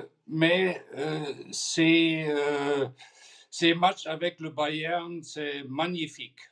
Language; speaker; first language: French; non-native, fluent; German